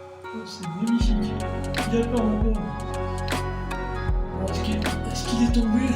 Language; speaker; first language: French; native; French